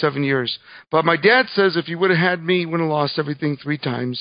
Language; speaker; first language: English; early bilingual, other home language; Spanish